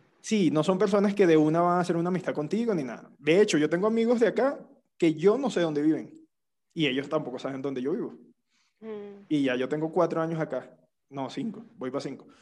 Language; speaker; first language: Spanish; native; Spanish